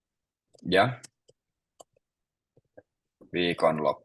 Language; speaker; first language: Finnish; non-native, fluent; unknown